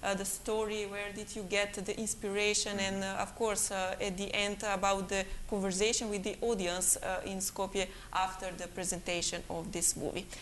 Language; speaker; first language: English; non-native, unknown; Macedonian